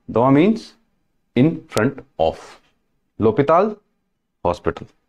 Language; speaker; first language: English; non-native, local second language; Hindi